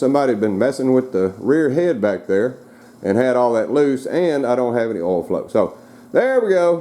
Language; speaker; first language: English; native; English